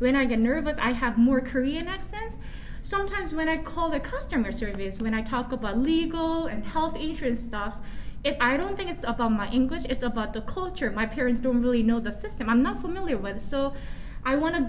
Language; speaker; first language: English; non-native, fluent; Korean